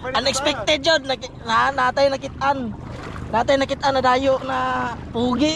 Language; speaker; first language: Filipino; non-native, local second language; Masbatenyo